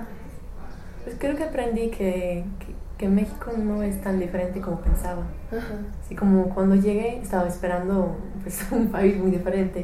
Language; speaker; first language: Spanish; non-native, fluent; English